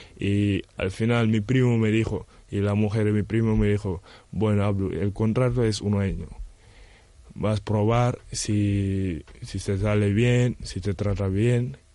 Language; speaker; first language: Spanish; non-native, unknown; Wolof